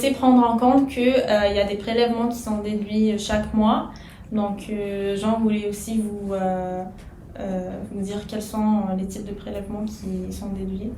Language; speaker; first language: French; non-native, fluent; Arabic